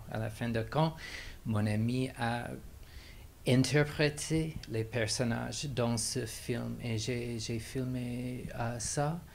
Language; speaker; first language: French; non-native, fluent; English